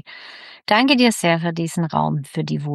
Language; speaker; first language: German; native; German